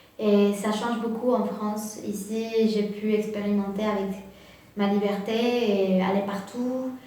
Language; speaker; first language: French; non-native, fluent; Spanish